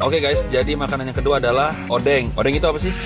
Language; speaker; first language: Indonesian; native; Indonesian